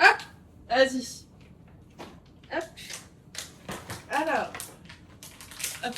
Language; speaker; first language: French; native; French